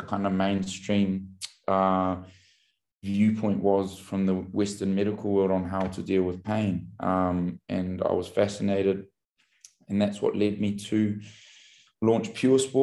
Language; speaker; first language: English; native; English